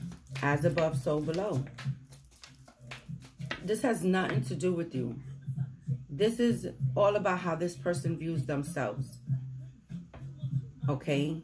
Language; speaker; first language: English; native; English